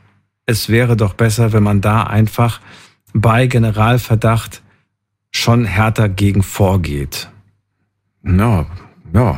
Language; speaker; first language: German; native; German